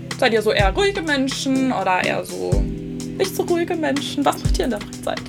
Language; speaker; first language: German; native; German